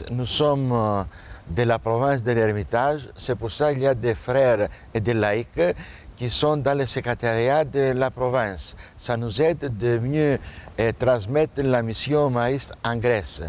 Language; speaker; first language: French; non-native, fluent; Greek